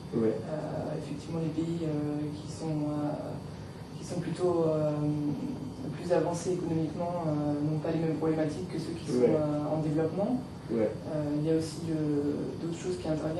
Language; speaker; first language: French; native; French